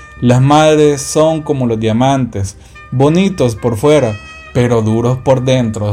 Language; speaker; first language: Spanish; native; Spanish